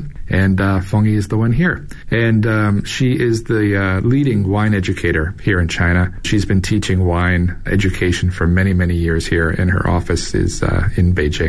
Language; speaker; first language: English; native; English